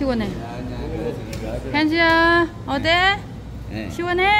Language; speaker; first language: Korean; non-native, learner; Vietnamese